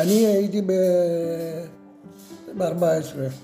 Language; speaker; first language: Hebrew; non-native, fluent; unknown